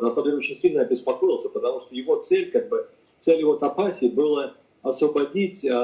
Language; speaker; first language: Russian; native; Russian